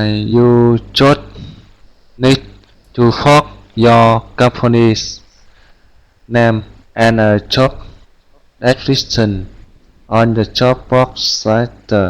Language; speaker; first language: English; non-native, learner; Vietnamese